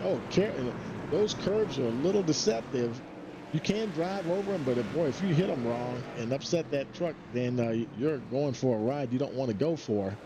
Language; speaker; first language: English; native; English